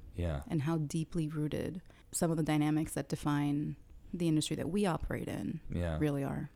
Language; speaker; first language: English; early bilingual, other home language; Arabic